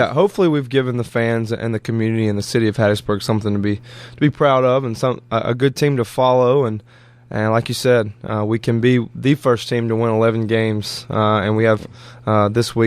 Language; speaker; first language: English; native; English